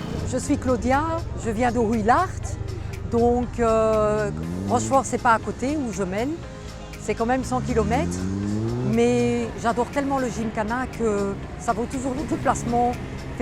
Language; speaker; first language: French; native; French